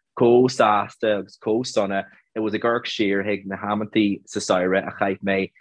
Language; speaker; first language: Irish; native; Irish